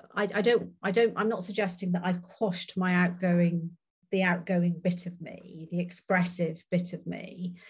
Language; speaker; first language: English; native; English